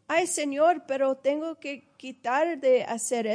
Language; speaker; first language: Spanish; early bilingual, heritage; Spanish